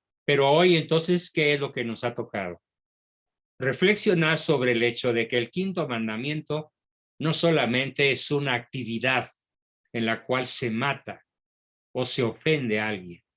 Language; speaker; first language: Spanish; native; Spanish